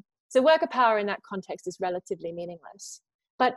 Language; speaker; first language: English; native; English